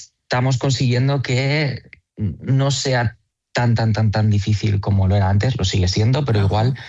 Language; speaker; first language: Spanish; native; Spanish